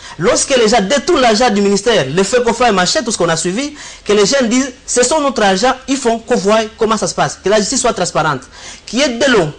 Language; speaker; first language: French; non-native, local second language; Swahili